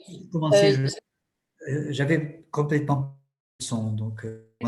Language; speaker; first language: French; non-native, fluent; Portuguese